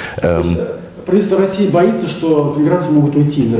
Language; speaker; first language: Russian; native; Russian